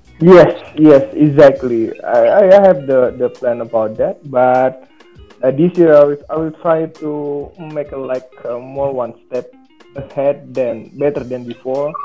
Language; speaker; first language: English; non-native, learner; Indonesian